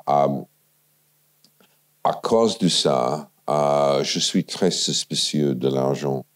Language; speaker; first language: French; non-native, fluent; English